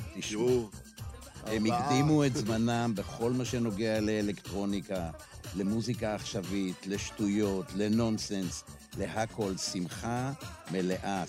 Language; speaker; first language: Hebrew; native; Hebrew